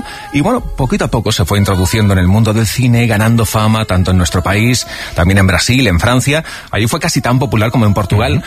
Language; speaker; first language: Spanish; native; Spanish